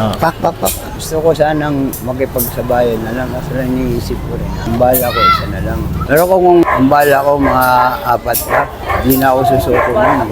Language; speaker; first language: Filipino; non-native, local second language; Waray